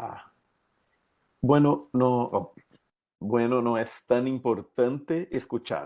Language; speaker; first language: Spanish; non-native, learner; Portuguese